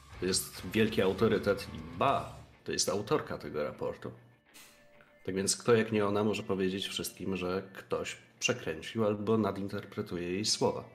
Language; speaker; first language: Polish; native; Polish